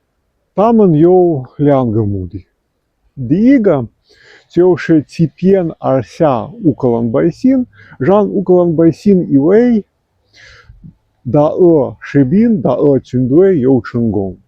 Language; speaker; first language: Chinese; non-native, fluent; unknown